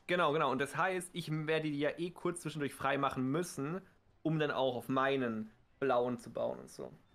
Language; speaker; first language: German; native; German